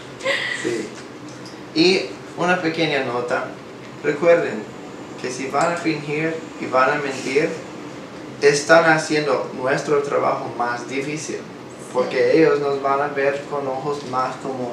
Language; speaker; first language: Spanish; non-native, fluent; English